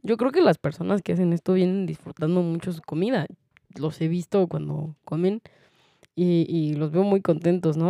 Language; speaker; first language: Spanish; native; Spanish